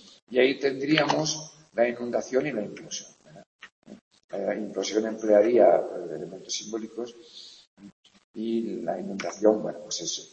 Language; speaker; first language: Spanish; native; Spanish